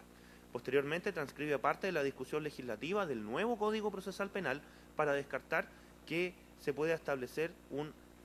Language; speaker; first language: Spanish; native; Spanish